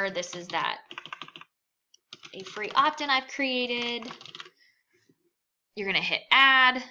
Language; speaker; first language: English; native; English